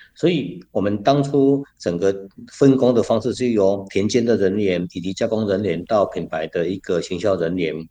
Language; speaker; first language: Chinese; native; Chinese